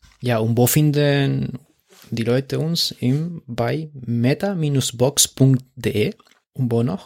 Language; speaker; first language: German; non-native, fluent; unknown